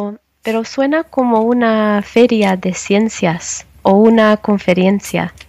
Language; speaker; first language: Spanish; non-native, learner; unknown